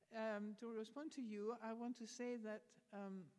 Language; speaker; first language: English; non-native, fluent; French